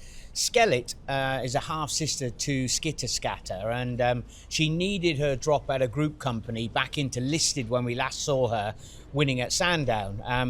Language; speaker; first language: English; native; English